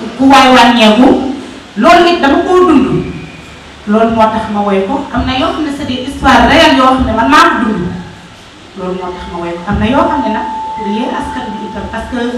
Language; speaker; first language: Wolof; non-native, local second language; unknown